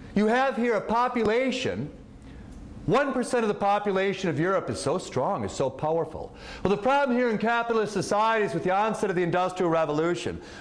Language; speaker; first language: English; native; English